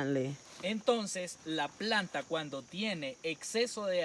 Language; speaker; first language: Spanish; native; Spanish